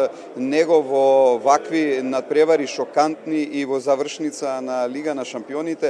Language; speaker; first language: Macedonian; native; Macedonian